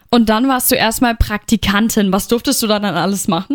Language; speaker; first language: German; native; German